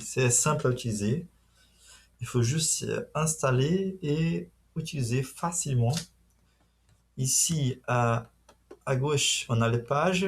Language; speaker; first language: French; non-native, fluent; Portuguese